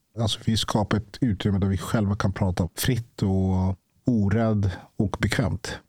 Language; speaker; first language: Swedish; early bilingual, other home language; Ganda